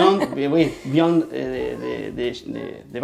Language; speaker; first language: French; non-native, learner; Spanish